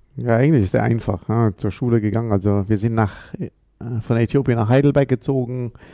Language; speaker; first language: German; early bilingual, other home language; Amharic